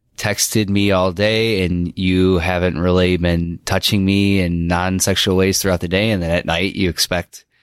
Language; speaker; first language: English; native; English